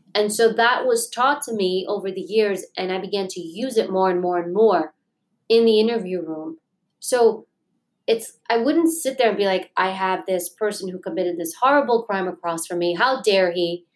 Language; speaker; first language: English; native; English